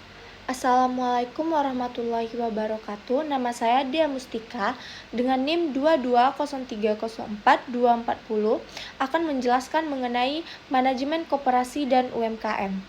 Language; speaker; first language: Indonesian; native; Indonesian